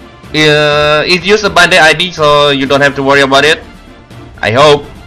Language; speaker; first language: English; non-native, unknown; Indonesian